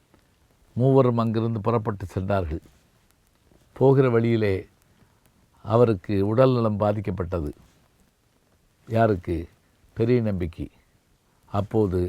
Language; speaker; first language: Tamil; native; Tamil